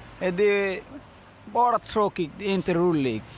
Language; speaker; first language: Swedish; non-native, learner; Bangla